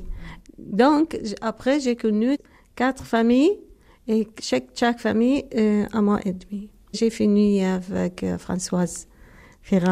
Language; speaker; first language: French; non-native, learner; Arabic